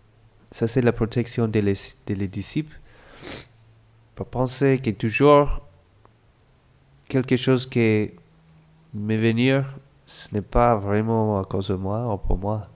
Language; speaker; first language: French; non-native, fluent; English